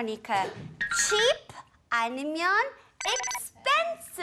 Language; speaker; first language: Korean; non-native, learner; English